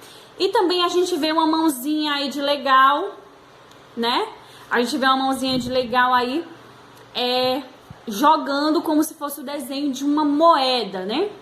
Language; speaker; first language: Portuguese; native; Portuguese